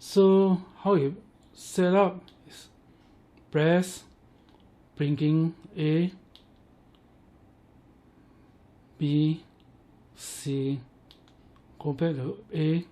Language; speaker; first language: English; non-native, learner; Chinese